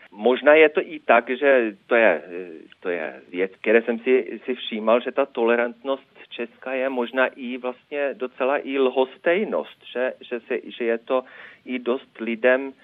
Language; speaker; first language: Czech; non-native, fluent; Norwegian